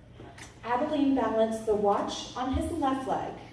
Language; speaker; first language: English; native; English